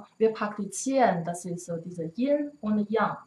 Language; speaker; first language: German; non-native, learner; Chinese